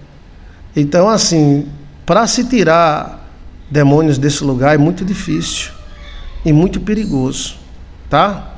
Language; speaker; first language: Portuguese; native; Portuguese